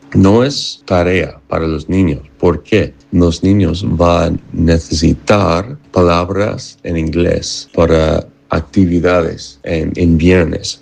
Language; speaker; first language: Spanish; non-native, learner; English